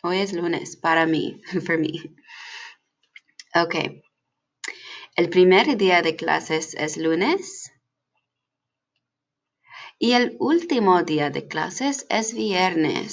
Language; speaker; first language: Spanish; non-native, fluent; English